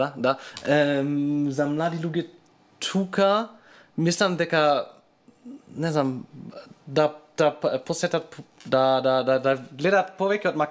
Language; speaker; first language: Macedonian; non-native, learner; German